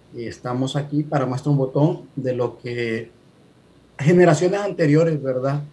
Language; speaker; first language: Spanish; native; Spanish